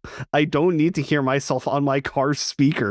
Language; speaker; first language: English; native; English